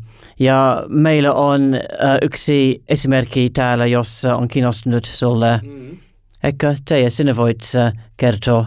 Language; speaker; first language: Finnish; non-native, learner; English